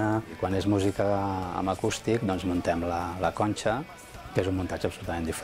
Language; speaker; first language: Catalan; native; Catalan